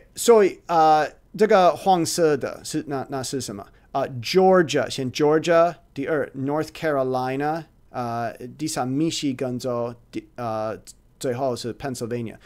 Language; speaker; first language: Chinese; non-native, learner; English